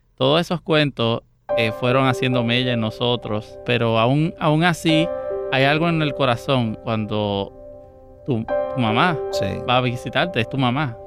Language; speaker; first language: Spanish; native; Spanish